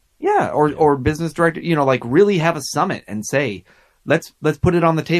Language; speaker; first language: English; native; English